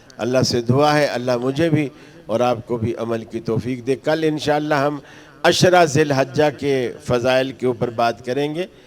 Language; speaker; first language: Urdu; non-native, local second language; Punjabi